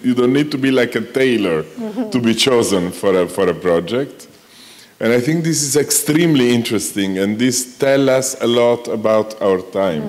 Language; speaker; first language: English; non-native, fluent; Italian